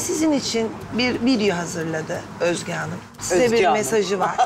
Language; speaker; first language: Turkish; native; Turkish